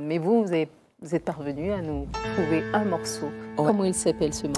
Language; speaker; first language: French; native; French